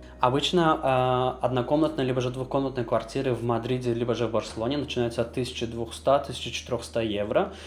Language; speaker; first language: Russian; non-native, local second language; Azerbaijani